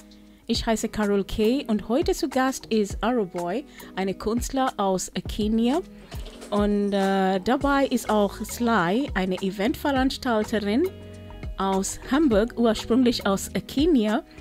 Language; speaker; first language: German; non-native, local second language; Swahili